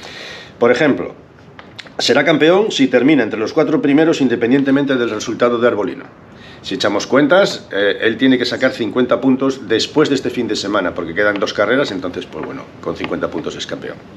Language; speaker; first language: Spanish; native; Spanish